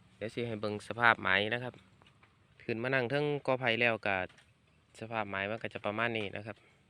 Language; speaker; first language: Thai; native; Thai